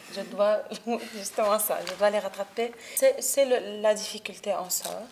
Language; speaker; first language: French; non-native, local second language; Arabic